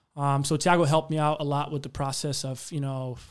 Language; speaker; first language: English; non-native, fluent; Portuguese